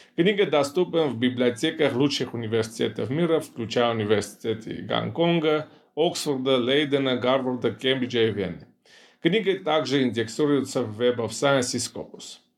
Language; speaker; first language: Russian; non-native, local second language; Armenian